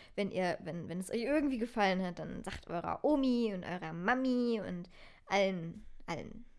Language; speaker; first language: German; native; German